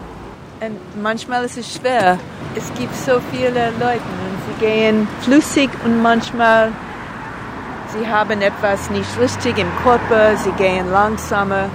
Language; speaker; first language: German; non-native, learner; English